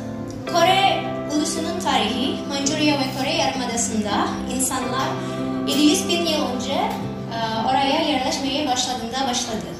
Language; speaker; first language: Turkish; non-native, learner; Indonesian